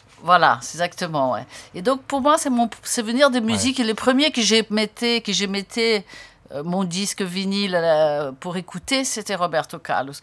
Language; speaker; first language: French; non-native, fluent; Portuguese